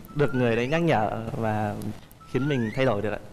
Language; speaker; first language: Vietnamese; native; Vietnamese